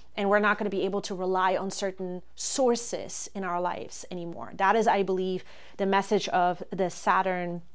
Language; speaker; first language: English; non-native, fluent; German